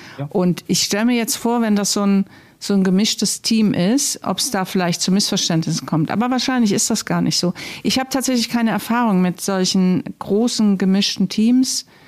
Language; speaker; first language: German; native; German